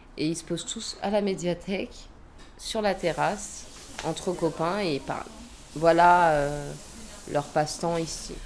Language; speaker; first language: French; native; French